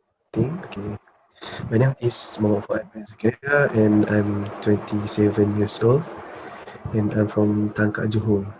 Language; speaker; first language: English; non-native, learner; Malay